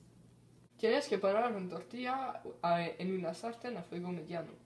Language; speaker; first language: Spanish; non-native, learner; French